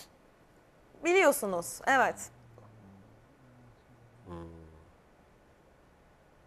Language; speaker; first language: Turkish; native; Turkish